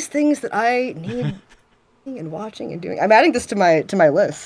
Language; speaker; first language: English; native; English